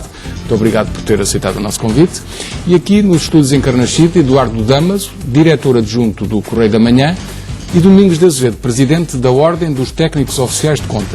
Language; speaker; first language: Portuguese; native; Portuguese